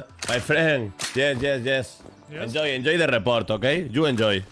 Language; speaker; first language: English; non-native, learner; Spanish